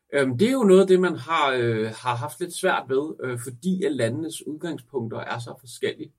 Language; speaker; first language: Danish; native; Danish